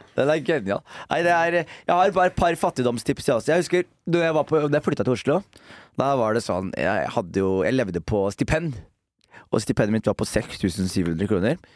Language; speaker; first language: Norwegian; native; Norwegian